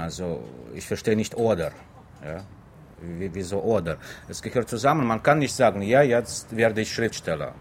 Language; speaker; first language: German; non-native, fluent; Russian